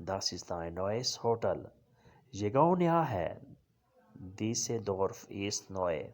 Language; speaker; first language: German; non-native, learner; Urdu